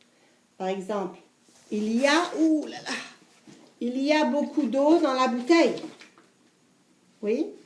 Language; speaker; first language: French; non-native, fluent; English